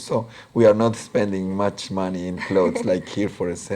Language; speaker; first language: English; non-native, local second language; Spanish